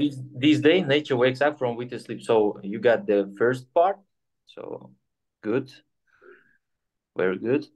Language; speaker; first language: English; non-native, fluent; Kyrgyz